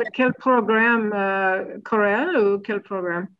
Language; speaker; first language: French; non-native, learner; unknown